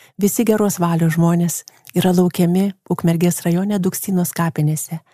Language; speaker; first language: Lithuanian; native; Lithuanian